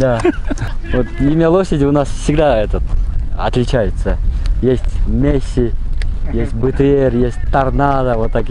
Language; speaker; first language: Russian; non-native, local second language; Kyrgyz